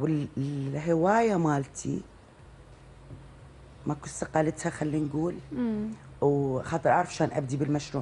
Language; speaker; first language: Arabic; native; Arabic